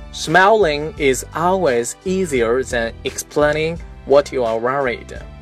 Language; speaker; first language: English; non-native, fluent; Chinese